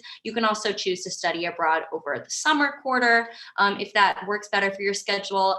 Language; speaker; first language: English; native; English